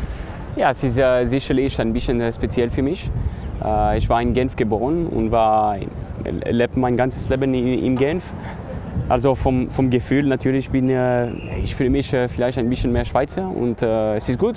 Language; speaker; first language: German; non-native, local second language; French